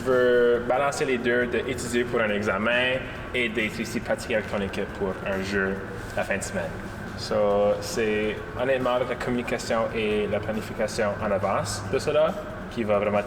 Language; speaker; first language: French; non-native, local second language; English